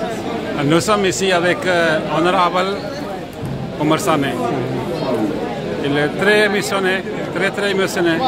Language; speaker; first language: French; non-native, learner; Urdu